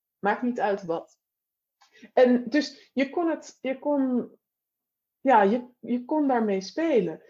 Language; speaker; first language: Dutch; native; Dutch